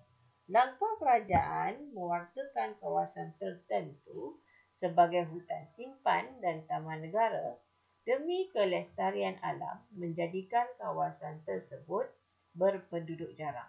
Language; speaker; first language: Malay; native; Malay